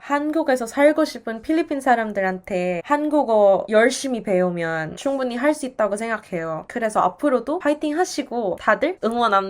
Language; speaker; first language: Korean; non-native, fluent; Filipino